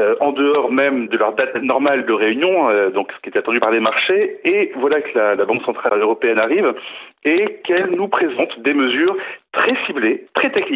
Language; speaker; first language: French; native; French